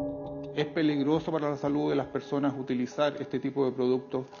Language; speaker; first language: Spanish; native; Spanish